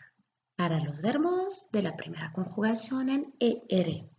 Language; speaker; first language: Spanish; non-native, fluent; French